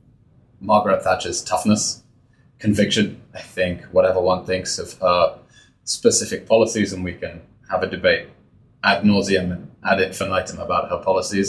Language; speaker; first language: English; native; English